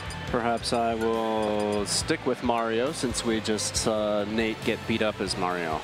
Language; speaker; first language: English; native; English